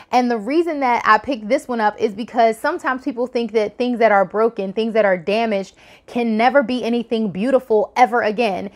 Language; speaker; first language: English; native; English